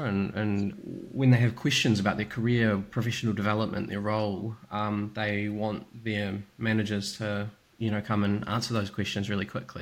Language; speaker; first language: English; native; English